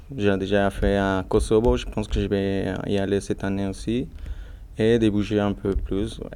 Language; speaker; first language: French; non-native, learner; Spanish